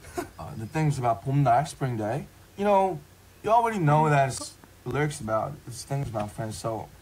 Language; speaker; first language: English; non-native, fluent; Korean